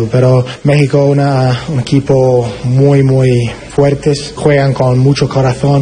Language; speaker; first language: Spanish; non-native, fluent; English